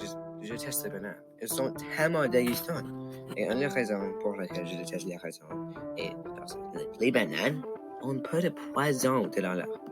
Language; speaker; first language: French; non-native, local second language; English